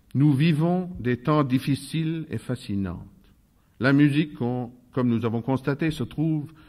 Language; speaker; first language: French; non-native, fluent; Russian